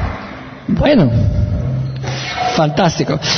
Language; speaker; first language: Spanish; non-native, learner; Italian